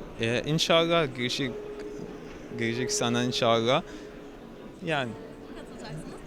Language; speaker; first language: Turkish; non-native, learner; Arabic